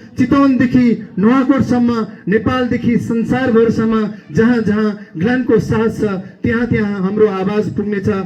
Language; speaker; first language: Nepali; non-native, local second language; Eastern Tamang